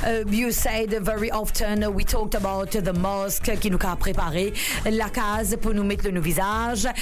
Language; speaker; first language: French; non-native, local second language; Morisyen